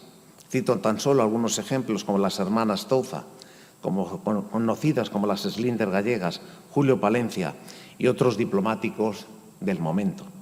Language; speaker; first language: Spanish; native; Spanish